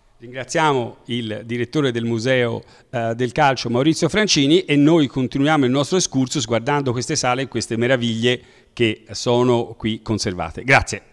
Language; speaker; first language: Italian; native; Italian